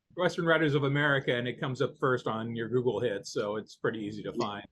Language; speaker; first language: English; native; English